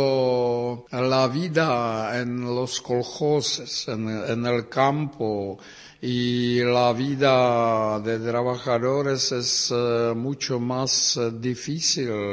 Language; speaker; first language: Spanish; non-native, learner; Czech